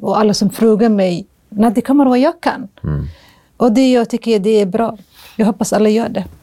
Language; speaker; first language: Swedish; non-native, fluent; Somali